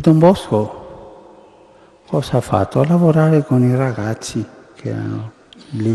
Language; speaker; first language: Italian; non-native, fluent; Spanish